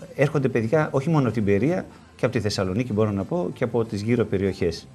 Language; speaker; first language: Greek; native; Greek